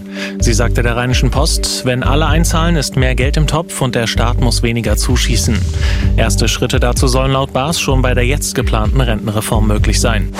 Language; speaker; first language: German; native; German